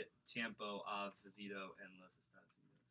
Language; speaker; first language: Spanish; non-native, learner; English